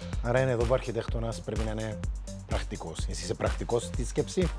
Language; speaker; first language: Greek; native; Greek